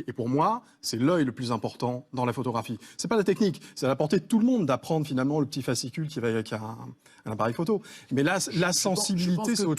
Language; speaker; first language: French; native; French